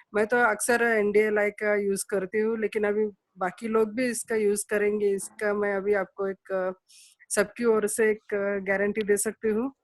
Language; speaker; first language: Hindi; non-native, local second language; Marathi